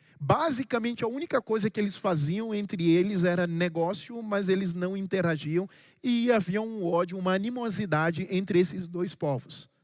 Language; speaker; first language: Portuguese; non-native, local second language; Kabuverdianu